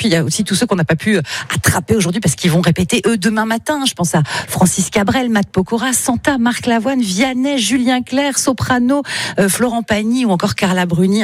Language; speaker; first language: French; native; French